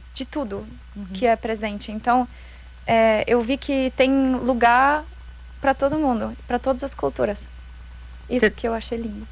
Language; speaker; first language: Portuguese; non-native, fluent; German